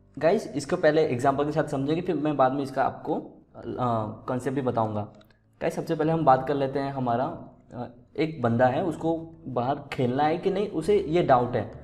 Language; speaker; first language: Hindi; native; Hindi